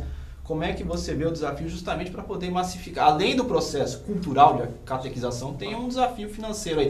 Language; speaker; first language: Portuguese; native; Portuguese